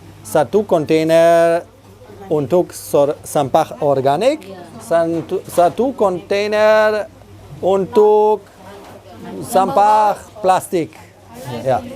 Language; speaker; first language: Indonesian; non-native, learner; German